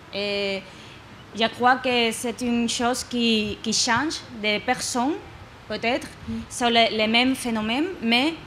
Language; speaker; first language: French; non-native, learner; Spanish